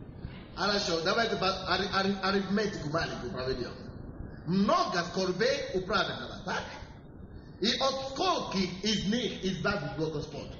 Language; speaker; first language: Russian; non-native, fluent; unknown